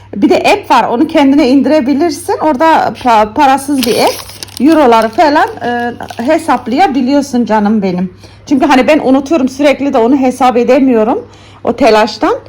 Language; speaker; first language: Turkish; early bilingual, heritage; Turkish